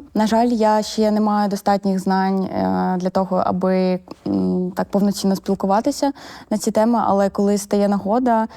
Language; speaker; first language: Ukrainian; native; Ukrainian